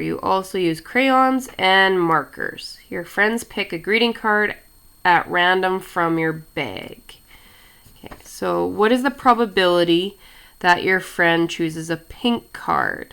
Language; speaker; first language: English; native; English